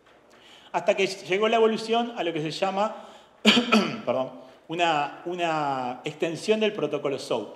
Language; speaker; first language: Spanish; native; Spanish